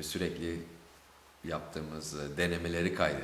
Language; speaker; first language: Turkish; native; Turkish